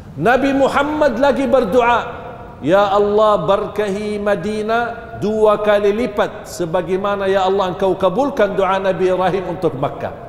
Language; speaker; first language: Malay; non-native, fluent; Arabic